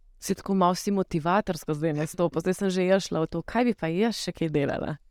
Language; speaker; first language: Slovenian; native; Slovenian